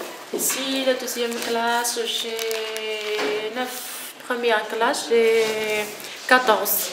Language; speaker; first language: French; non-native, learner; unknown